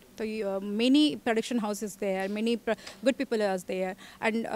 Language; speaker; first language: English; non-native, local second language; Odia